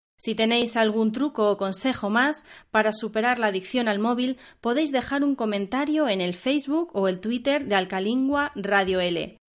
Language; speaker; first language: Spanish; native; Spanish